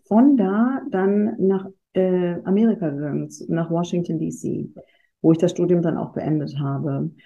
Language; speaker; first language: German; native; German